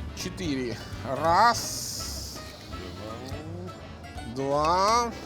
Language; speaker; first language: Russian; non-native, fluent; Italian